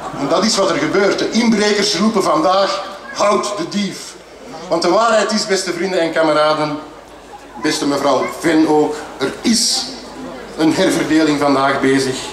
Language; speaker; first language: Dutch; native; Dutch